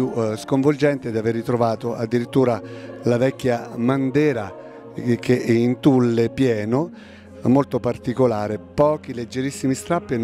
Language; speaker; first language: Italian; native; Italian